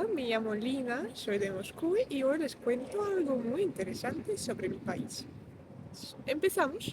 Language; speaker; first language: Spanish; non-native, fluent; Russian